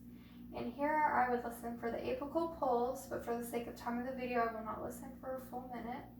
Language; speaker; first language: English; native; English